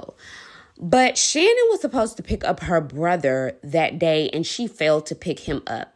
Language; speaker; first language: English; native; English